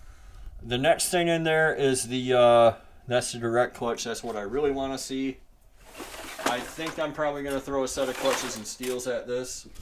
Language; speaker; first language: English; native; English